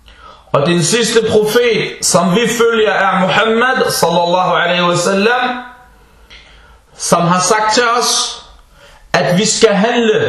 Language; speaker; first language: Danish; early bilingual, other home language; Arabic